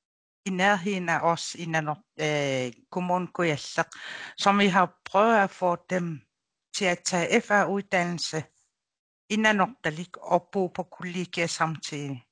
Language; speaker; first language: Danish; non-native, local second language; Kalaallisut